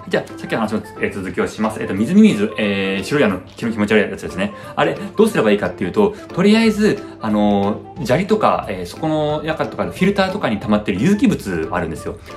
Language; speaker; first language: Japanese; early bilingual, heritage; Japanese